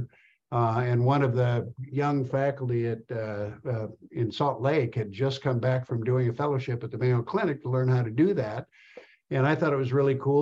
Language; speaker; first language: English; native; English